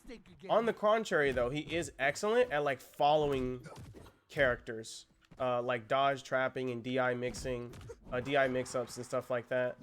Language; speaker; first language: English; native; English